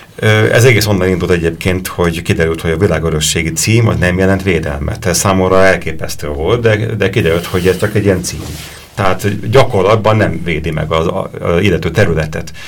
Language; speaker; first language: Hungarian; native; Hungarian